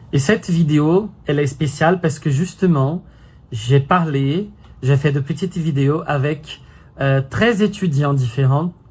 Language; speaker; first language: French; non-native, fluent; Portuguese